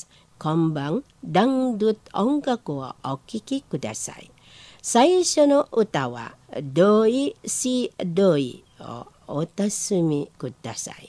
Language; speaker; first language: Japanese; non-native, learner; Indonesian